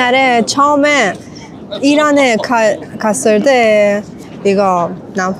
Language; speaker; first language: Korean; non-native, learner; Persian